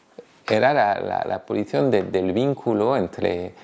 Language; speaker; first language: Spanish; non-native, fluent; French